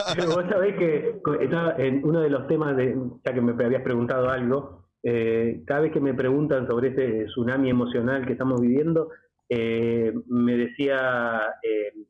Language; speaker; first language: Spanish; native; Spanish